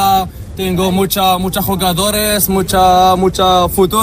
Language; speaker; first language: Spanish; non-native, learner; Arabic